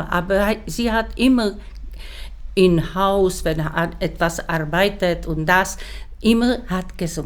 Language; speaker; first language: German; non-native, learner; Czech